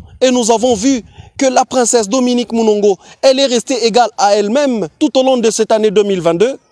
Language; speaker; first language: French; non-native, local second language; Swahili